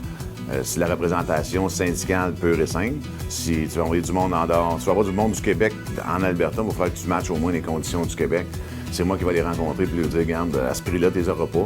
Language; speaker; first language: French; native; French